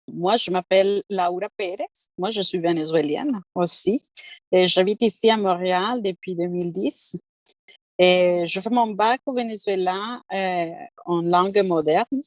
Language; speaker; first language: French; non-native, fluent; Spanish